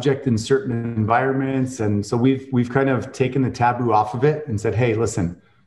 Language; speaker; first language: English; native; English